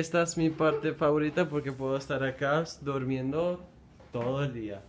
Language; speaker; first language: Spanish; early bilingual, heritage; Spanish